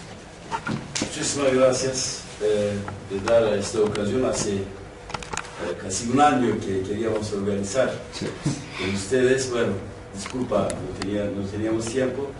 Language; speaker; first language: Spanish; non-native, fluent; Kurdish